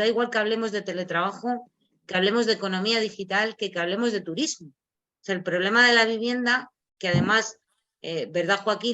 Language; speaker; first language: Spanish; native; Spanish